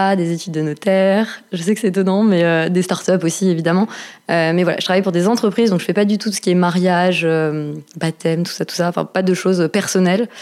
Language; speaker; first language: French; native; French